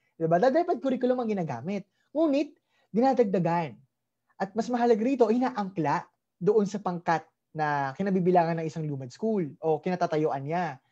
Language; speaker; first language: Filipino; native; Filipino